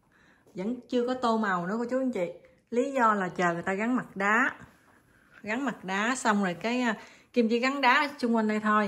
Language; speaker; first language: Vietnamese; native; Vietnamese